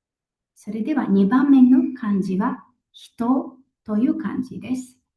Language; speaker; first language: Japanese; non-native, local second language; Mongolian